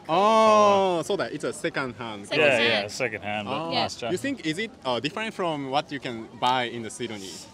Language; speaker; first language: English; non-native, learner; Japanese